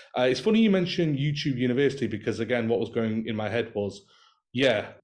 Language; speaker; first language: English; native; English